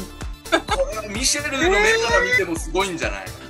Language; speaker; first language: Japanese; native; Japanese